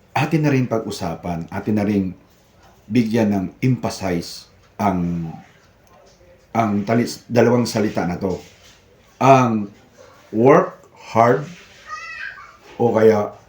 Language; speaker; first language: Filipino; non-native, local second language; Cebuano